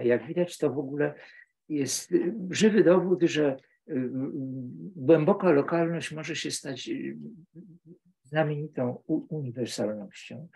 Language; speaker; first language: Polish; native; Polish